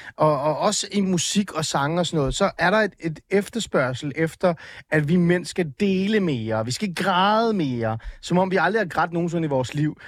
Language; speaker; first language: Danish; early bilingual, other home language; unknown